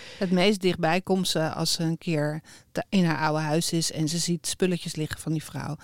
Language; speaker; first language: Dutch; native; Dutch